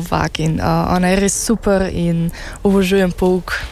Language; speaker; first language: Slovenian; early bilingual, heritage; Slovenian